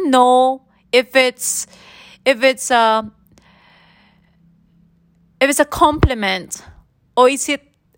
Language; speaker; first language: English; non-native, local second language; Filipino